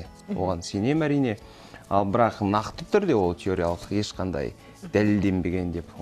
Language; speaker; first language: Kazakh; native; Kazakh